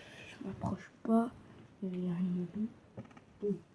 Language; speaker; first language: French; native; French